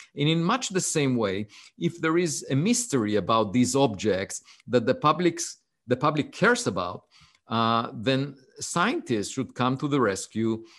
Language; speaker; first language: English; non-native, fluent; Hebrew